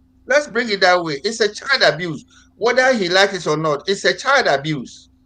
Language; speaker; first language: English; non-native, local second language; Akan